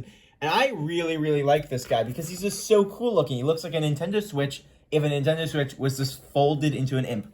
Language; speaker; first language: English; native; English